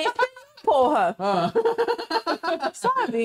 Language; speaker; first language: Portuguese; non-native, fluent; English